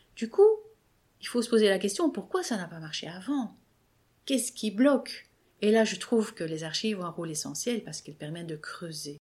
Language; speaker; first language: French; native; French